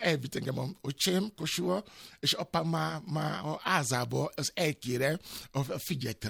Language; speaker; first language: Hungarian; non-native, learner; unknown